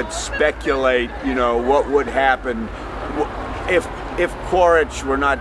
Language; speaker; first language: English; native; English